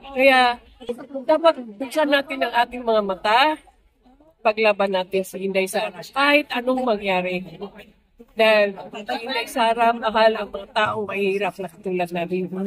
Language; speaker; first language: Filipino; non-native, local second language; Cebuano